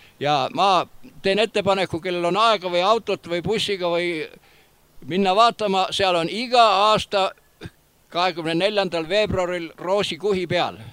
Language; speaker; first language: Estonian; native; Estonian